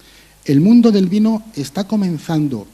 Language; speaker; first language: Spanish; native; Spanish